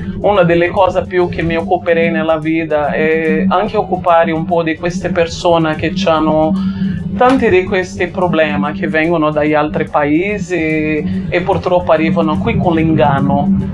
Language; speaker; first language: Italian; non-native, fluent; Portuguese